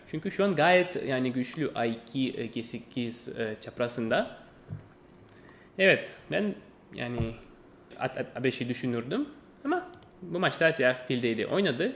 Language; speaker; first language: Turkish; non-native, fluent; Russian